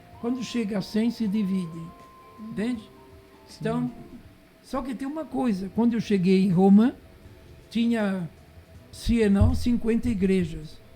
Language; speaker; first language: Portuguese; early bilingual, other home language; Italian